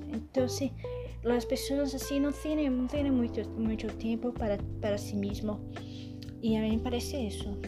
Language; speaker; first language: Spanish; non-native, learner; Portuguese